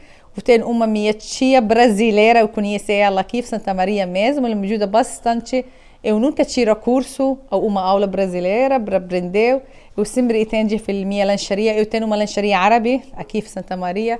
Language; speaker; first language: Portuguese; non-native, learner; Arabic